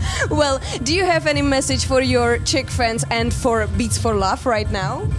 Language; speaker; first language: English; non-native, fluent; Czech